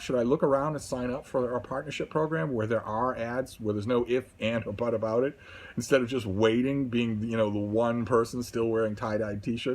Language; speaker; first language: English; native; English